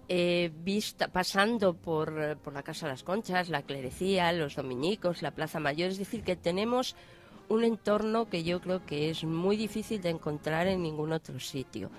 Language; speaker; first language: Spanish; native; Spanish